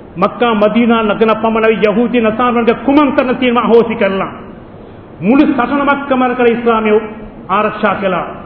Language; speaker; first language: Sinhala; non-native, local second language; Tamil